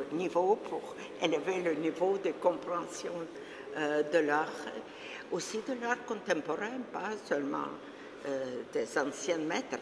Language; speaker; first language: French; non-native, fluent; Russian